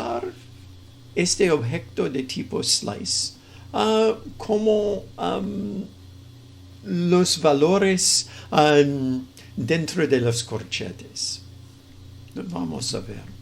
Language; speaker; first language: Spanish; non-native, fluent; English